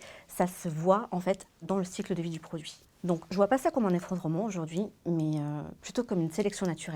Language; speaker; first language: French; native; French